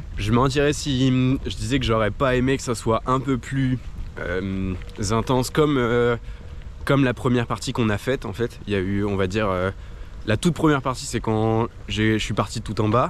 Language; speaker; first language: French; native; French